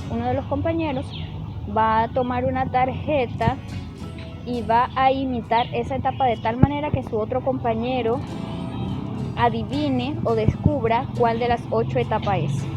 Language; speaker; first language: Spanish; native; Spanish